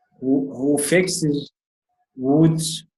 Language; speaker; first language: English; non-native, learner; Arabic